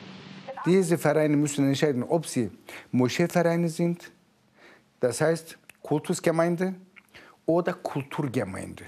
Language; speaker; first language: German; non-native, fluent; Turkish